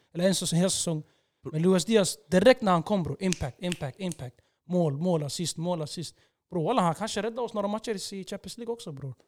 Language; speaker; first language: Swedish; early bilingual, other home language; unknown